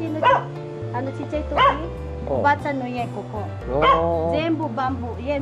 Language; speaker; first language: Japanese; non-native, learner; Filipino